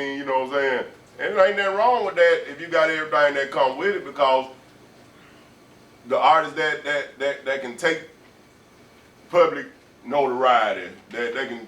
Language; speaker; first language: English; native; English